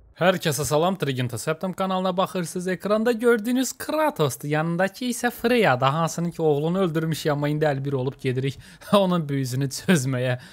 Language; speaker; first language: Turkish; non-native, fluent; Azerbaijani